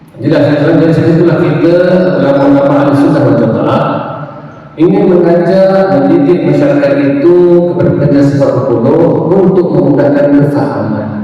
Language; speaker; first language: Malay; native; Malay